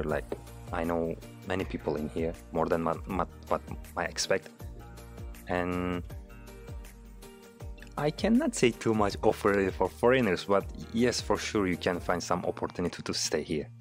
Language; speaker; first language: English; non-native, learner; Turkish